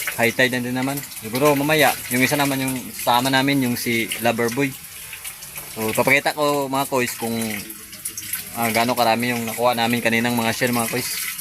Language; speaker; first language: Filipino; non-native, local second language; Cebuano